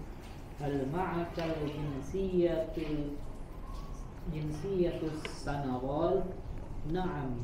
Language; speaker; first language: Arabic; non-native, learner; Indonesian